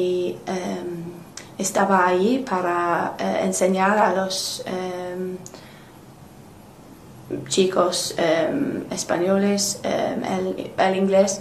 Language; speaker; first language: Spanish; non-native, learner; English